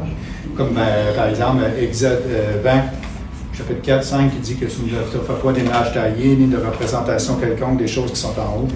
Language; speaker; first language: French; native; French